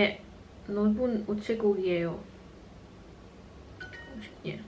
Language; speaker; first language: Korean; non-native, learner; English